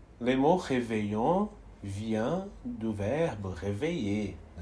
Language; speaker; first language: French; non-native, fluent; Portuguese